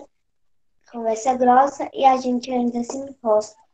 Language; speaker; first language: Portuguese; native; Portuguese